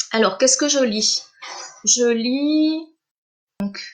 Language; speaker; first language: French; early bilingual, other home language; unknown